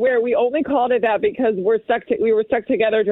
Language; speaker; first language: English; early bilingual, other home language; Spanish